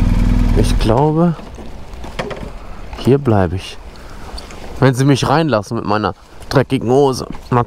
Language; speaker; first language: German; native; German